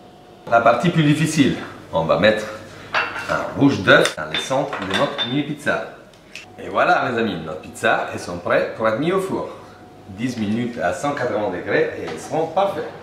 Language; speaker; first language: French; non-native, fluent; Italian